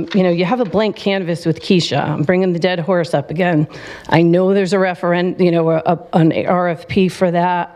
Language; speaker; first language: English; native; English